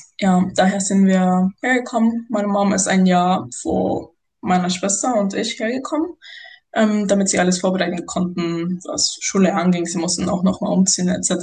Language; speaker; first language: German; non-native, fluent; Spanish